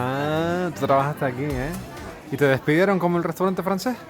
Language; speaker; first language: Spanish; native; Spanish